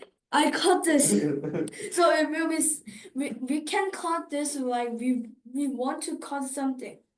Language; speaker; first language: English; non-native, learner; Korean